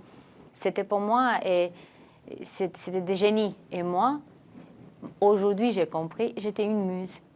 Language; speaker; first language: French; non-native, fluent; Romanian